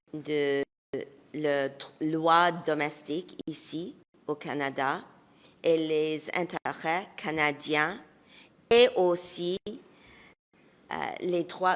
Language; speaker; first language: French; non-native, local second language; English